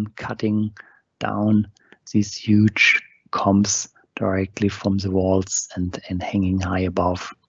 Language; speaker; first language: English; non-native, fluent; German